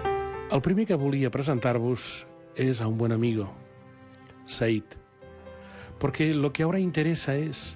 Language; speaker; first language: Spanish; non-native, local second language; Catalan